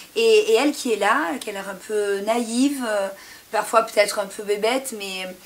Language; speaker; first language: French; native; French